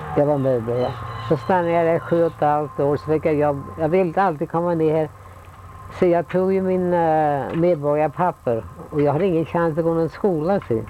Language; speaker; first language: Swedish; native; Swedish